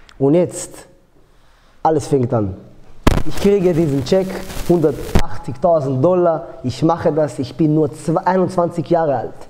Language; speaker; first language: German; early bilingual, other home language; Georgian